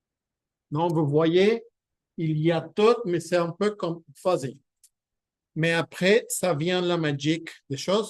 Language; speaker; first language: French; non-native, fluent; Spanish